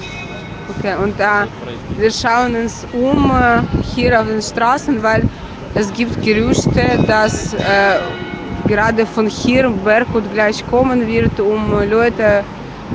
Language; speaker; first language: German; non-native, fluent; Ukrainian